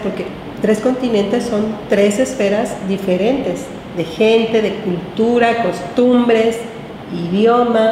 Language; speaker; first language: Spanish; native; Spanish